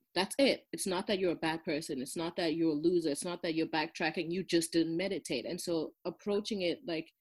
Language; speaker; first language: English; non-native, local second language; Zulu